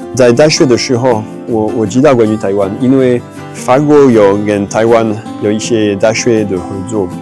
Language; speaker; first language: Chinese; non-native, fluent; French